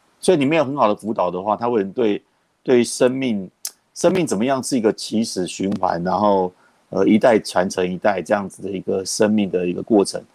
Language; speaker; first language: Chinese; native; Chinese